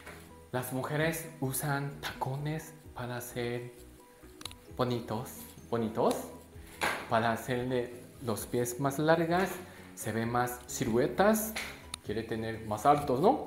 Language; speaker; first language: Spanish; non-native, learner; Japanese